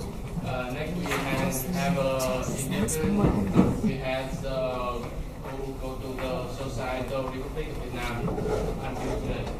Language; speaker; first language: English; non-native, learner; Vietnamese